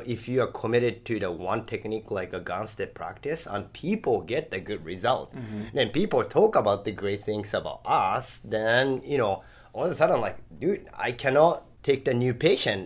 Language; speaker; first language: English; non-native, fluent; Japanese